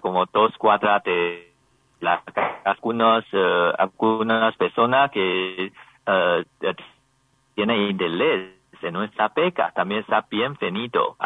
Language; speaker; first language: Spanish; non-native, learner; Chinese